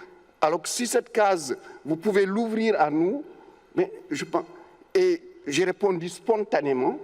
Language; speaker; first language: French; non-native, local second language; Wolof